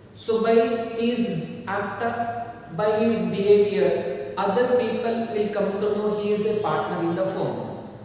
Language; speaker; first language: English; non-native, local second language; Kannada